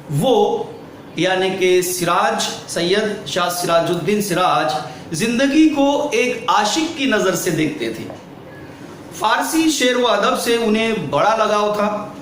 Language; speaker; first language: Urdu; native; Urdu